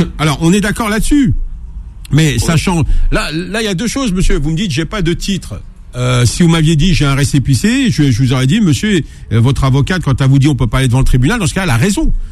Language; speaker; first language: French; native; French